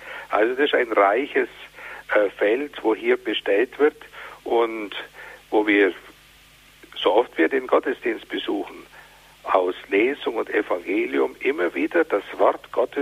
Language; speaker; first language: German; native; German